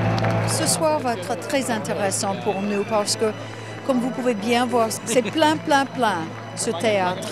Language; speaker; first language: French; non-native, fluent; English